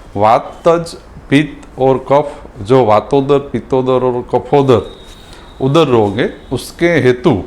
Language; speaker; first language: Hindi; non-native, local second language; Gujarati